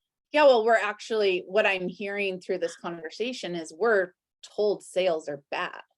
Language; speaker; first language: English; native; English